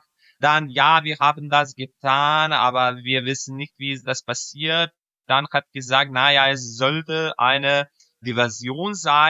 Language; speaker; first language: German; non-native, fluent; Serbian